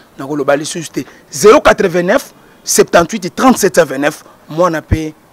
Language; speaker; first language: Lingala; native; Lingala